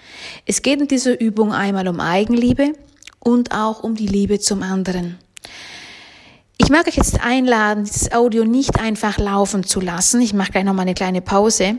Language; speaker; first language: German; native; German